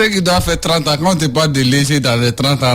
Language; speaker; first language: French; non-native, local second language; Bambara